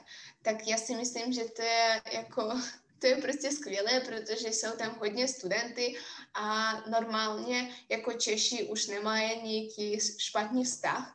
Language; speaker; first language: Czech; non-native, fluent; Russian